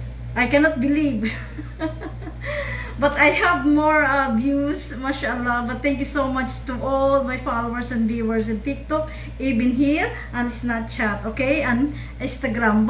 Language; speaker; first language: English; non-native, local second language; Filipino